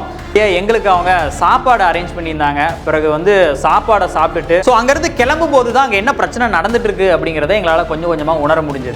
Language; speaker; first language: Tamil; native; Tamil